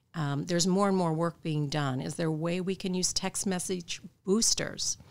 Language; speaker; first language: English; native; English